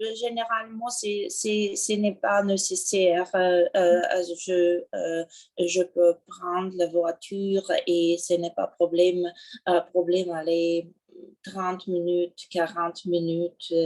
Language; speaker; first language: French; non-native, learner; Russian